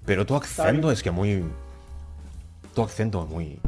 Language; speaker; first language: Spanish; non-native, learner; Indonesian